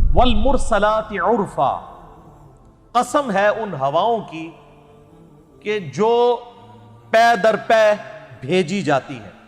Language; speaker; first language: Urdu; non-native, local second language; Punjabi